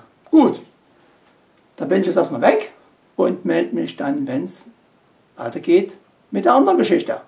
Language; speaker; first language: German; native; German